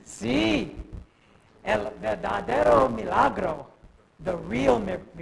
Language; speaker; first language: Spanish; non-native, learner; English